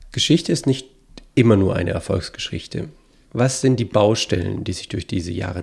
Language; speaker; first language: German; native; German